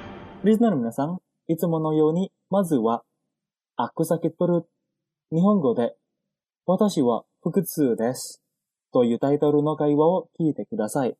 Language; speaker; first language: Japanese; non-native, fluent; Indonesian